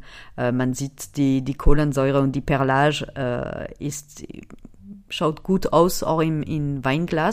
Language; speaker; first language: German; non-native, fluent; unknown